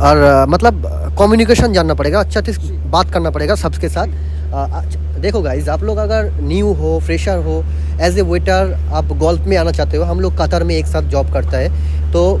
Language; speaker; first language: Hindi; non-native, local second language; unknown